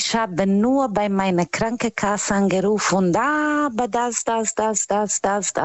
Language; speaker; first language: German; non-native, fluent; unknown